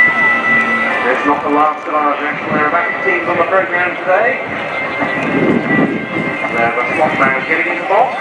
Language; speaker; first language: English; native; English